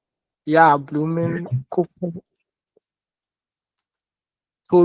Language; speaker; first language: German; non-native, learner; Akan